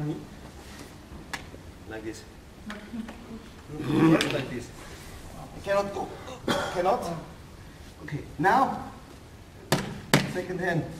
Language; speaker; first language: English; non-native, learner; German